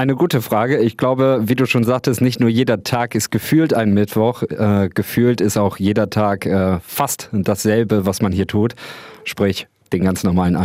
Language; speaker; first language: German; native; German